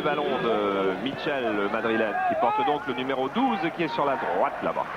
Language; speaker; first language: French; native; French